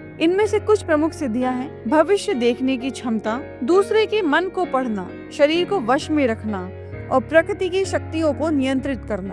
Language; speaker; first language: Hindi; native; Hindi